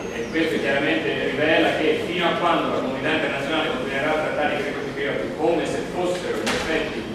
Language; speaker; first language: Italian; native; Italian